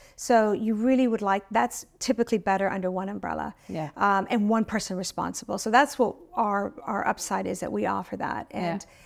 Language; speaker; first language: English; early bilingual, other home language; Italian